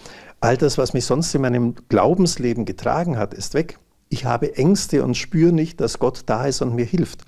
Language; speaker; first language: German; native; German